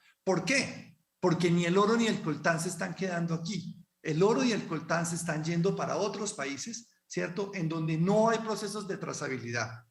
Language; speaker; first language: Spanish; native; Spanish